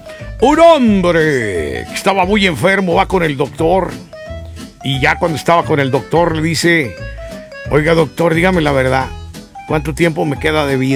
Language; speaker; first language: Spanish; native; Spanish